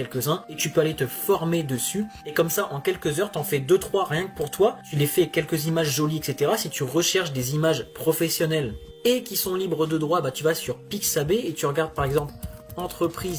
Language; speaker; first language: French; native; French